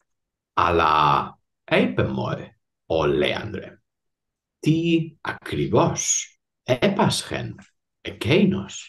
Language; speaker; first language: Greek; non-native, fluent; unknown